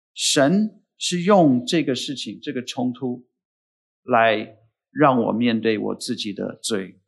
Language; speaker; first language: Chinese; non-native, fluent; English